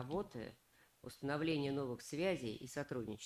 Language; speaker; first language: Russian; native; Russian